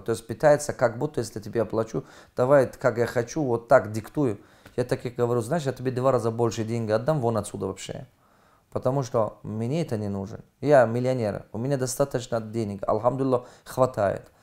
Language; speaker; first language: Russian; non-native, fluent; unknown